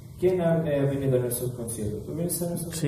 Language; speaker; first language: Spanish; non-native, fluent; Italian